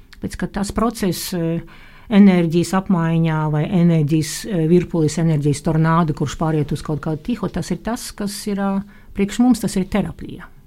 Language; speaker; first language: Latvian; non-native, local second language; Russian